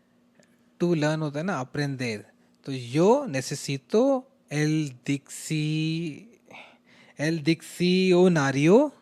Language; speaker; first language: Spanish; non-native, learner; Hindi